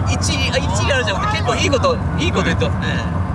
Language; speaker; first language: Japanese; native; Japanese